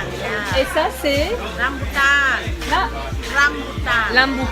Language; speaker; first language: French; native; French